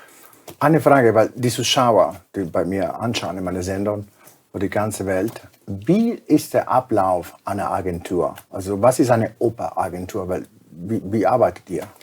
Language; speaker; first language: German; non-native, fluent; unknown